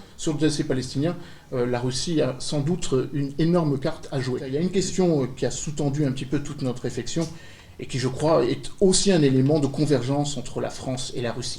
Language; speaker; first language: French; native; French